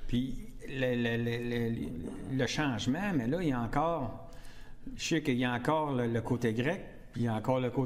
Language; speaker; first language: French; native; French